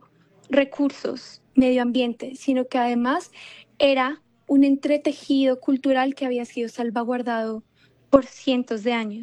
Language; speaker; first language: Spanish; native; Spanish